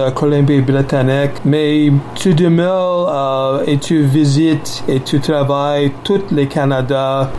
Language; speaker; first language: French; non-native, learner; English